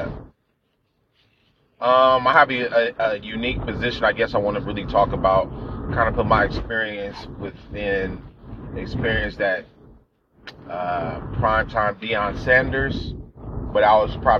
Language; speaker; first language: English; native; English